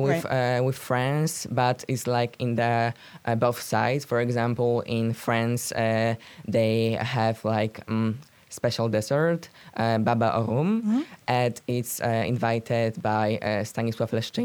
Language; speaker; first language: English; non-native, learner; Polish